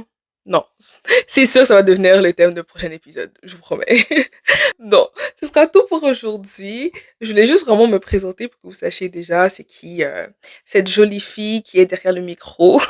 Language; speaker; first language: French; native; French